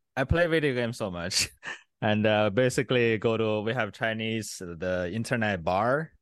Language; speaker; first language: English; non-native, fluent; Chinese